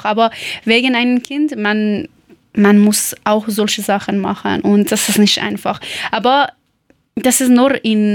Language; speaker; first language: German; non-native, learner; Persian